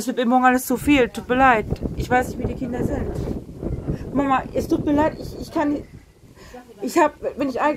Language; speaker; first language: German; native; German